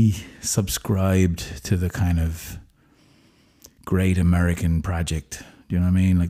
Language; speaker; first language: English; native; English